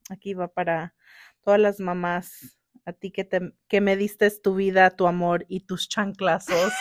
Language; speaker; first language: Spanish; early bilingual, heritage; Spanish